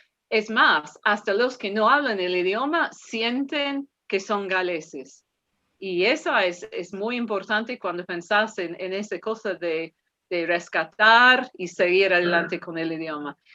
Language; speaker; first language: Spanish; non-native, fluent; English